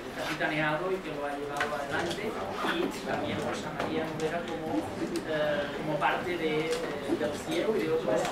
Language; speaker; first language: Spanish; non-native, local second language; Catalan